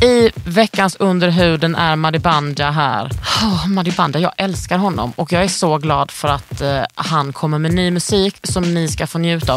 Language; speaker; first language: Swedish; native; Swedish